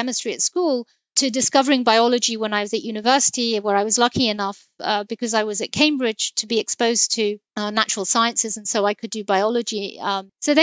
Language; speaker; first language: English; native; English